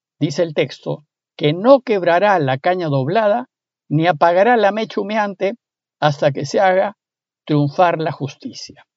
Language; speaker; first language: Spanish; native; Spanish